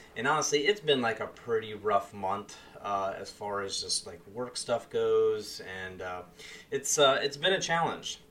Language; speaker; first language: English; native; English